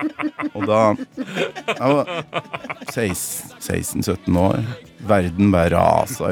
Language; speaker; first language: Norwegian; native; Norwegian